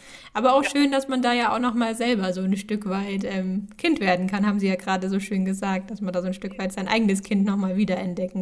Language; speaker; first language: German; native; German